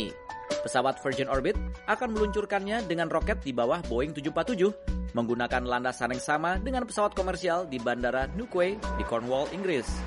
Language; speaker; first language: Indonesian; native; Indonesian